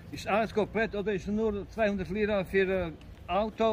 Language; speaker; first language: German; non-native, learner; Bosnian